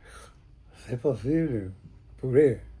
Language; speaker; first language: French; non-native, fluent; Spanish